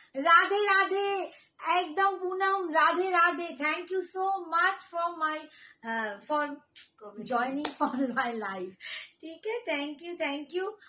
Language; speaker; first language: Hindi; non-native, local second language; Bangla